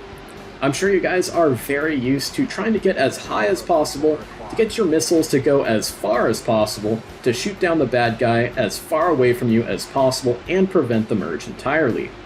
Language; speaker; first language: English; native; English